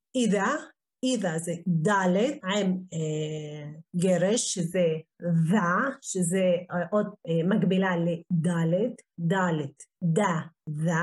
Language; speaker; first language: Hebrew; non-native, local second language; Arabic